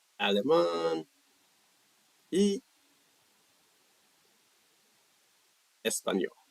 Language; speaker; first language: Spanish; non-native, learner; English